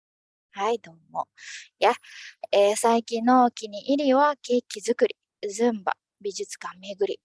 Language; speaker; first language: Japanese; non-native, fluent; Indonesian